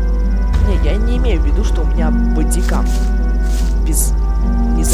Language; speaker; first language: Russian; native; Russian